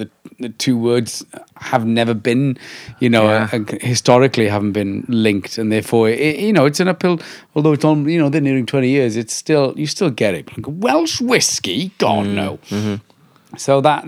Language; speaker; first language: English; native; English